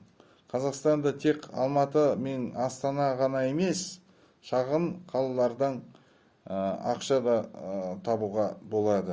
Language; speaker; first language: Kazakh; non-native, local second language; Russian